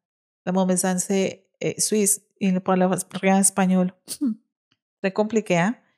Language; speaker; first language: French; non-native, learner; Spanish